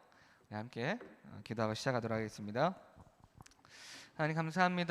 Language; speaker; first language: Korean; native; Korean